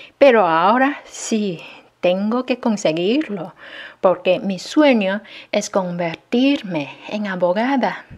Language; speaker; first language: Spanish; non-native, fluent; Chinese